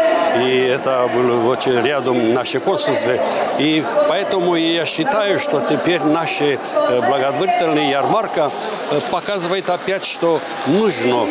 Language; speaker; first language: Russian; non-native, learner; Romanian